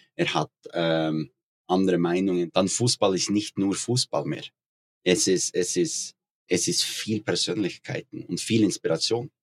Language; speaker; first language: German; non-native, learner; Norwegian